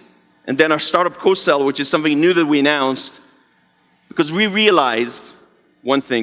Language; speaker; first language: English; non-native, fluent; Hebrew